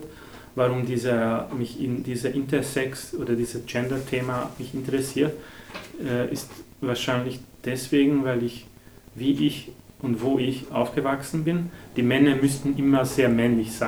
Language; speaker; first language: German; non-native, fluent; Hungarian